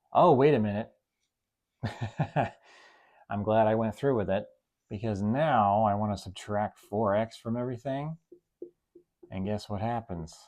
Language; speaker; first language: English; native; English